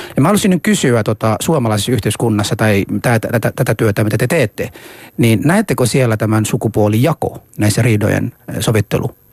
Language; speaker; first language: Finnish; early bilingual, other home language; Somali